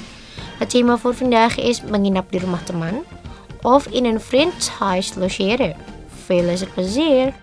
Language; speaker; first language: Dutch; non-native, learner; Indonesian